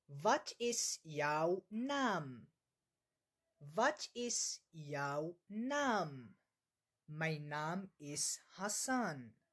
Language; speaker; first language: Dutch; non-native, learner; Arabic